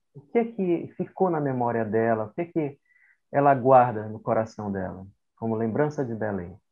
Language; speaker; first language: Portuguese; native; Portuguese